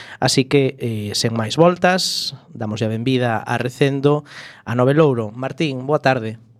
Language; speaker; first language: Galician; native; Galician